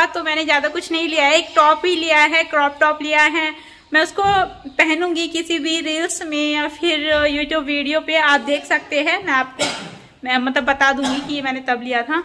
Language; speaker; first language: Hindi; native; Hindi